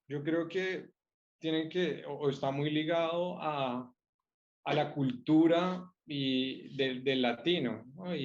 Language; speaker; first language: Spanish; native; Spanish